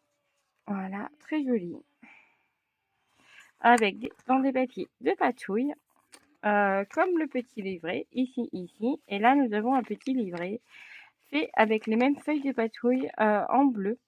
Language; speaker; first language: French; native; French